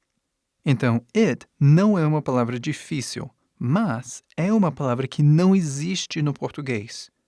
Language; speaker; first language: Portuguese; non-native, fluent; English